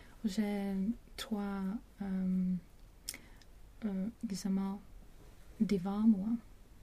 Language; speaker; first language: French; non-native, learner; Latvian